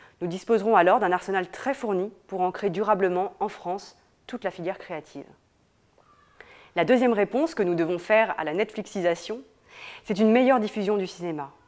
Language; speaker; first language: French; native; French